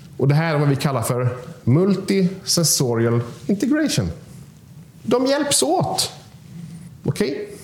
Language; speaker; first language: Swedish; native; Swedish